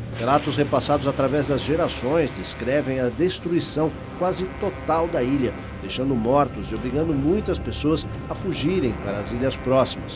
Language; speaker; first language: Portuguese; native; Portuguese